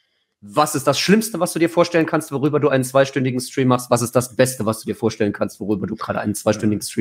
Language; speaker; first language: German; native; German